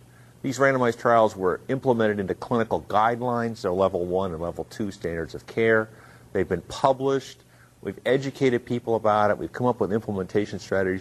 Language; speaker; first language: English; native; English